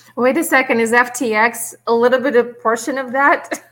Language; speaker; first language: English; non-native, fluent; Russian